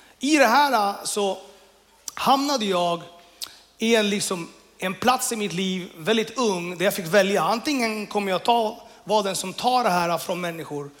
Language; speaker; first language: Swedish; early bilingual, other home language; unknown